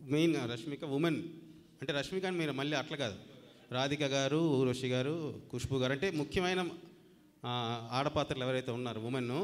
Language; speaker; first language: Telugu; native; Telugu